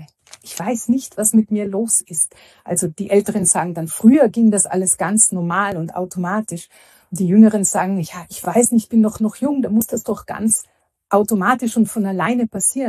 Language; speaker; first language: German; native; German